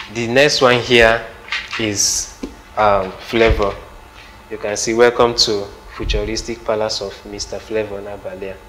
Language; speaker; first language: English; non-native, local second language; Igbo